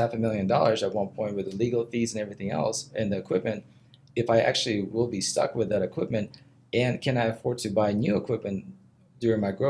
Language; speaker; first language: English; non-native, fluent; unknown